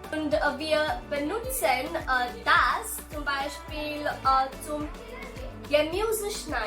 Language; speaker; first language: German; non-native, learner; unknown